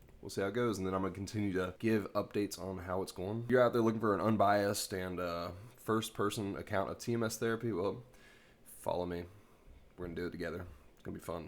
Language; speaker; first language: English; native; English